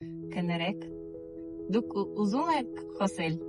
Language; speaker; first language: Armenian; non-native, learner; Russian